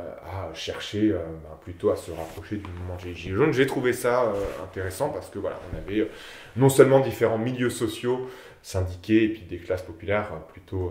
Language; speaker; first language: French; native; French